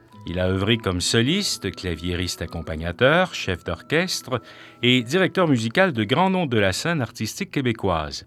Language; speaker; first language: French; native; French